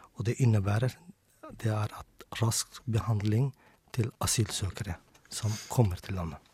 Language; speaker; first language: Norwegian; non-native, fluent; Somali